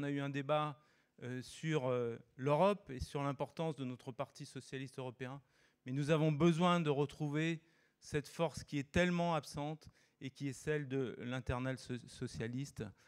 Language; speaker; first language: French; native; French